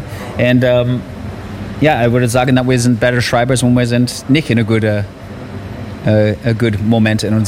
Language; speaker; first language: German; non-native, learner; English